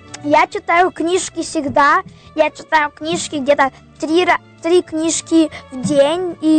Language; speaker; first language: Russian; early bilingual, heritage; Russian